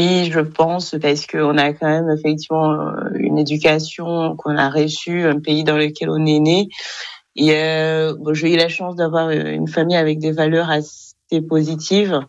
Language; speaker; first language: French; non-native, local second language; Kinyarwanda